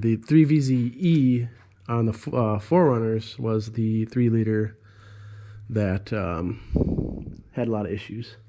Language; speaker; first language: English; native; English